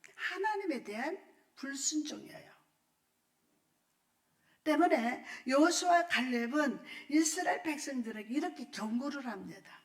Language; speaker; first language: Korean; native; Korean